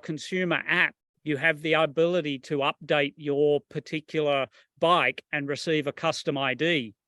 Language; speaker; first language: English; native; English